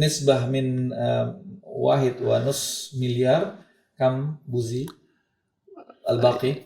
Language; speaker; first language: Arabic; non-native, fluent; Indonesian